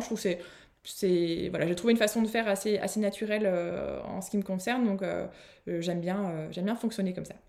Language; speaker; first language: French; native; French